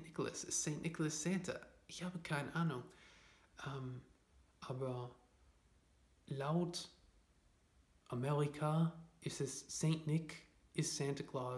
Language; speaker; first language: German; non-native, fluent; English